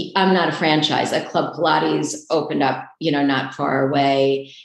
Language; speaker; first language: English; native; English